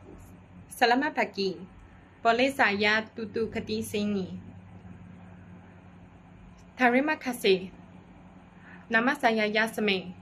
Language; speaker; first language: Indonesian; non-native, learner; Chinese